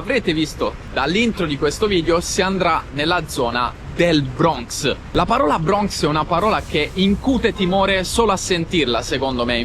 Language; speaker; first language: Italian; native; Italian